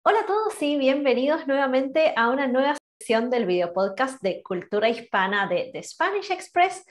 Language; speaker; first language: Spanish; native; Spanish